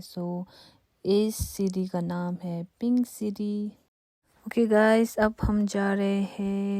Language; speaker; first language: Hindi; non-native, local second language; Tibetan